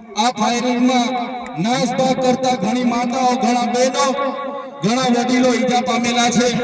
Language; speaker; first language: Gujarati; non-native, local second language; Vasavi